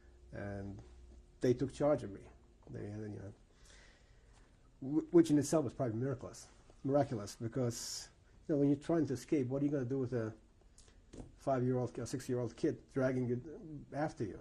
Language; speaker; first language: English; early bilingual, other home language; Yiddish